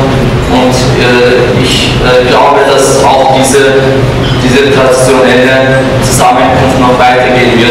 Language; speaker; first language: German; non-native, fluent; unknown